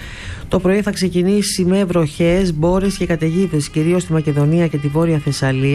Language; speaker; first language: Greek; native; Greek